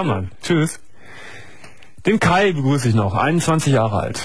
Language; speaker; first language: German; native; German